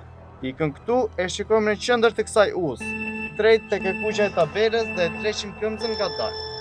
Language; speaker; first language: Albanian; native; Albanian